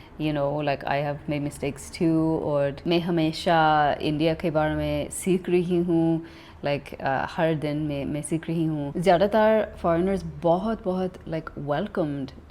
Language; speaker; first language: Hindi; non-native, learner; English